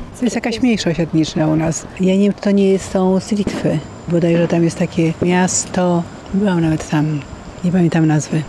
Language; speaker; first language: Polish; native; Polish